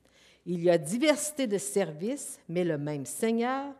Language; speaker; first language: French; native; French